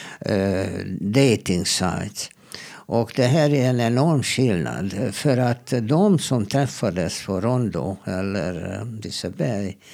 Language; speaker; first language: Swedish; non-native, fluent; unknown